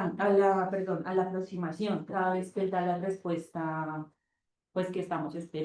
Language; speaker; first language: Spanish; native; Spanish